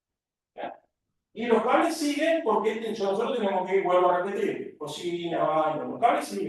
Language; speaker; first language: Spanish; native; Spanish